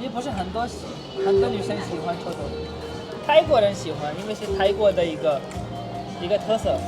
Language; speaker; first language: Chinese; non-native, fluent; Urdu